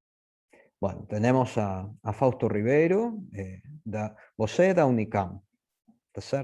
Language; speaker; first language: Portuguese; non-native, fluent; Spanish